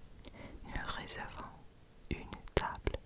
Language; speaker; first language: French; non-native, learner; English